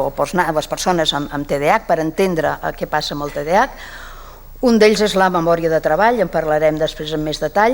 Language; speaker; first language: Catalan; native; Catalan